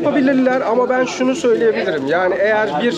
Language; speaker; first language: Turkish; native; Turkish